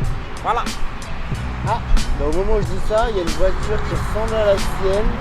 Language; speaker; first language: French; native; French